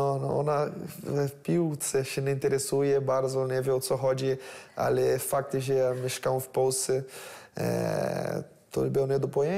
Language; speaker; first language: Polish; non-native, learner; Portuguese